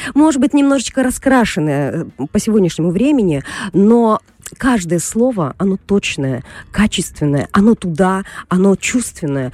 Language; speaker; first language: Russian; native; Russian